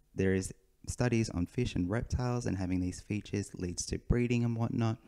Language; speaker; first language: English; native; English